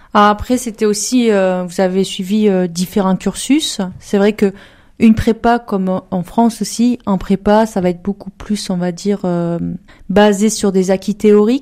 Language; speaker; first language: French; native; French